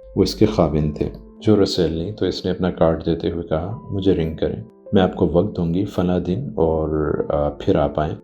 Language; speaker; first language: Urdu; non-native, local second language; Punjabi